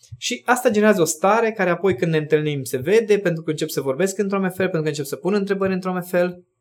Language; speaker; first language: Romanian; non-native, local second language; Hungarian